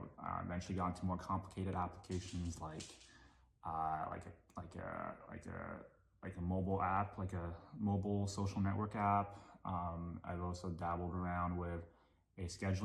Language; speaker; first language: English; non-native, local second language; Cantonese